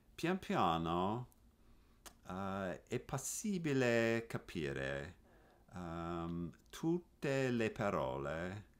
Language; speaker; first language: Italian; non-native, learner; English